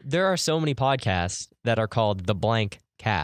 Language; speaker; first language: English; native; English